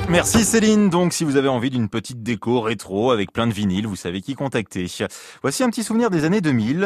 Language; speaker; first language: French; native; French